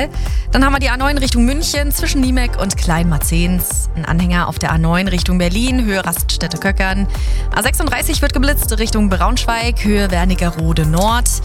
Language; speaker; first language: German; native; German